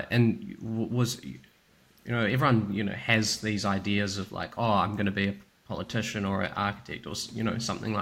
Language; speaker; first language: English; native; English